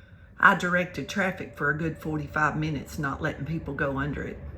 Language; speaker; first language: English; native; English